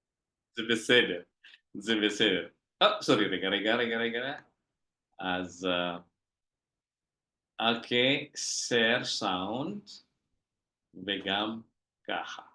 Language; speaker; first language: Hebrew; non-native, fluent; Indonesian